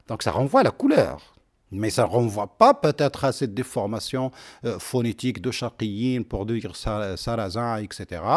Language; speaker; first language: French; non-native, local second language; Arabic